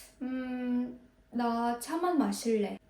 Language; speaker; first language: Korean; non-native, fluent; Ukrainian